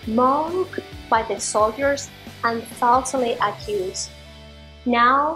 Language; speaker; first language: English; non-native, fluent; Spanish